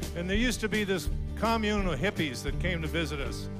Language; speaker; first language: English; native; English